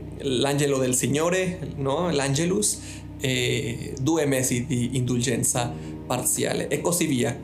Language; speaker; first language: Italian; non-native, fluent; Spanish